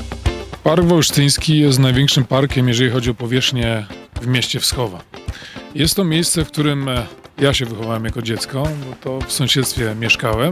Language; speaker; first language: Polish; native; Polish